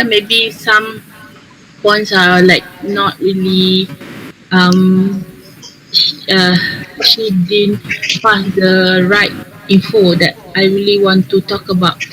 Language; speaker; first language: English; non-native, learner; Malay